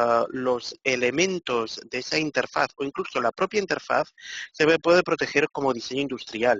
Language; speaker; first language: Spanish; native; Spanish